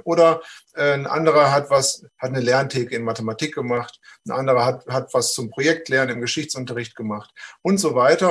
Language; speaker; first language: German; native; German